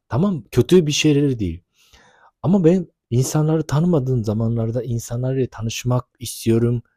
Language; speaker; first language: Turkish; non-native, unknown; Japanese